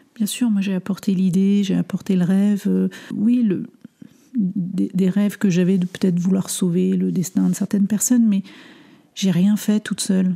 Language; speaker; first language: French; early bilingual, other home language; Armenian